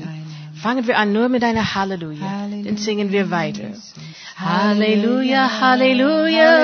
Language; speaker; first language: German; non-native, fluent; English